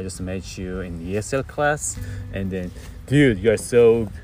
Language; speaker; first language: English; non-native, fluent; Korean